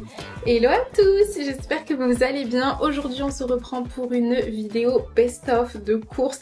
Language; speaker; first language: French; native; French